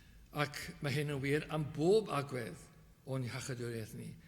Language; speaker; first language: Welsh; native; Welsh